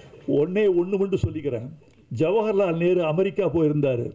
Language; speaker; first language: Tamil; native; Tamil